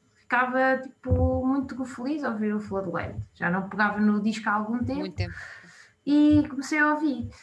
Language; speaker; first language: Portuguese; native; Portuguese